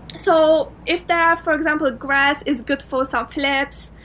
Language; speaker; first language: English; non-native, fluent; Turkish